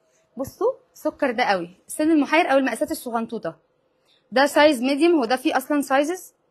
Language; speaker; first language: Arabic; native; Arabic